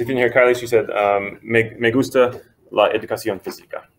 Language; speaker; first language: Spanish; non-native, fluent; English